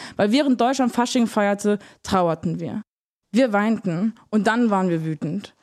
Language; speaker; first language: German; early bilingual, other home language; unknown